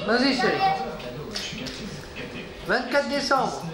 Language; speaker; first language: French; native; French